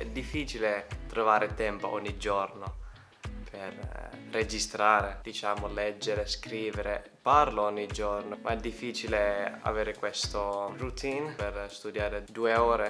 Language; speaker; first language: Italian; non-native, learner; Finnish